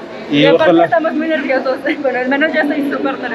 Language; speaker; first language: Spanish; native; Spanish